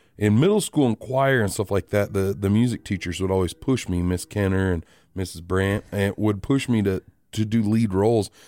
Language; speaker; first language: English; native; English